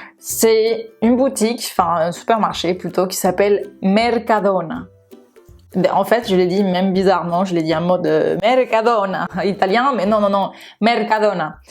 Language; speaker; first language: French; non-native, fluent; Spanish